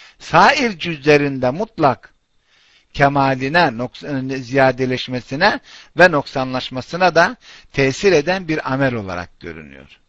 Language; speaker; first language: Turkish; non-native, fluent; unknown